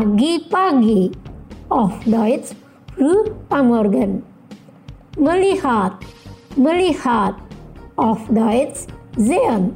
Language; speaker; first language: German; non-native, fluent; Indonesian